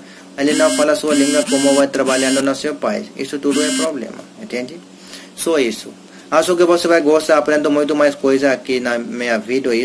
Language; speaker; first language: Portuguese; non-native, learner; Hindi